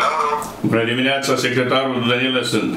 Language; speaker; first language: Romanian; native; Romanian